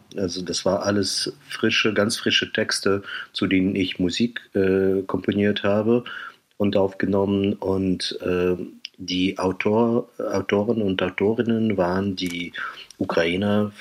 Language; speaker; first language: German; non-native, fluent; Ukrainian